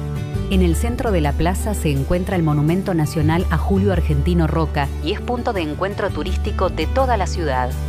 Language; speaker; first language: Spanish; native; Spanish